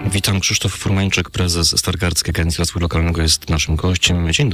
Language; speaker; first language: Polish; native; Polish